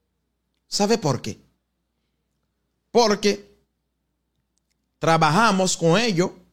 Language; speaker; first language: Spanish; non-native, fluent; Haitian Creole